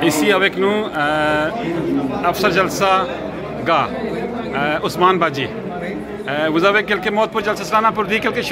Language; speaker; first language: French; non-native, learner; Urdu